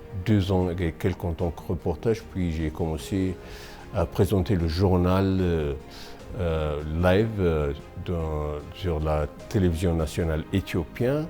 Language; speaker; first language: French; non-native, fluent; Amharic